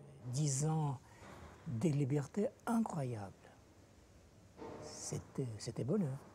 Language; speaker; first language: French; non-native, fluent; Russian